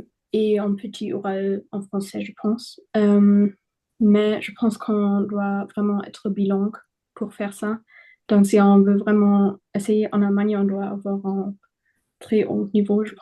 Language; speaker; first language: French; non-native, fluent; German